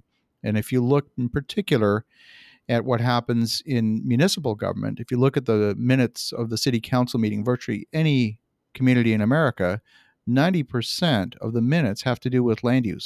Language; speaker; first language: English; native; English